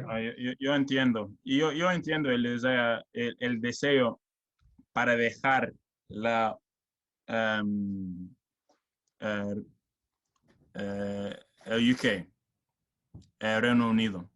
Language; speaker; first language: Spanish; non-native, learner; English